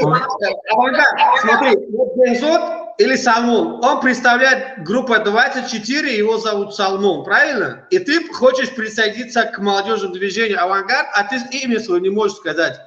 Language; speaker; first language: Russian; non-native, local second language; Tajik